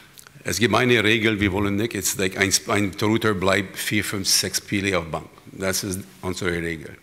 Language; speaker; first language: German; non-native, learner; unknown